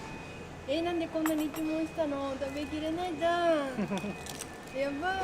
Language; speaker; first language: Japanese; non-native, learner; Vietnamese